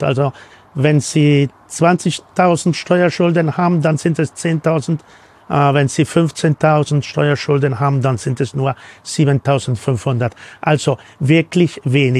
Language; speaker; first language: German; non-native, fluent; Spanish